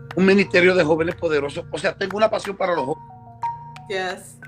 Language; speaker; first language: Spanish; early bilingual, heritage; Spanish